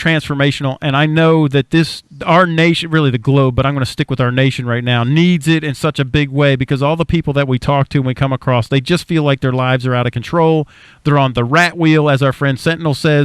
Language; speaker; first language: English; native; English